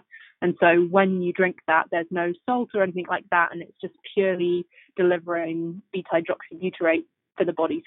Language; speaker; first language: English; native; English